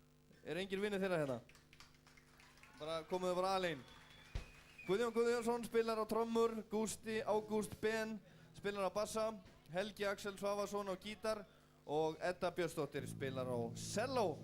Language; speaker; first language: Icelandic; native; Icelandic